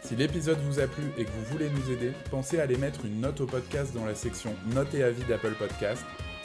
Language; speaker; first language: French; native; French